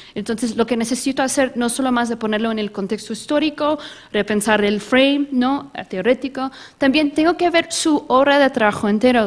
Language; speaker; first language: Spanish; early bilingual, heritage; Spanish